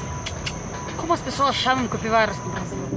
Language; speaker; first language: Portuguese; non-native, learner; Russian